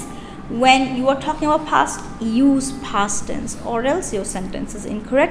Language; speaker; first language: English; non-native, local second language; Bangla